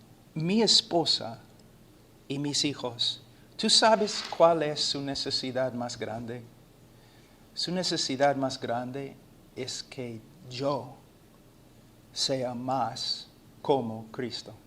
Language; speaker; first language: Spanish; non-native, fluent; English